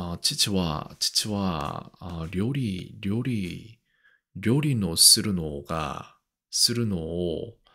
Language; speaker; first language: Japanese; non-native, learner; Korean